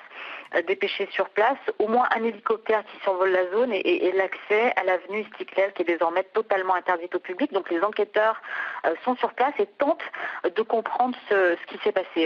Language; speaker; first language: French; native; French